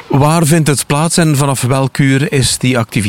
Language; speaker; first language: Dutch; native; Dutch